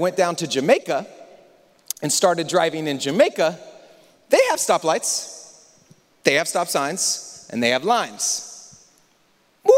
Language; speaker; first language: English; native; English